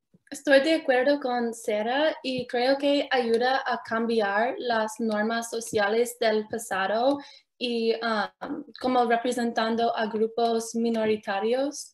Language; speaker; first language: Spanish; non-native, fluent; English